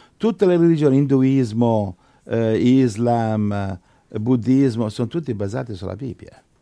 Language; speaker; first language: Italian; native; Italian